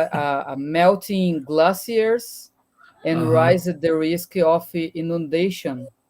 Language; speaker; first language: English; non-native, learner; Portuguese